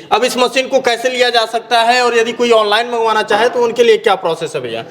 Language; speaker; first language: Hindi; native; Hindi